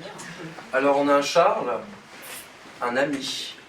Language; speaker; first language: French; native; French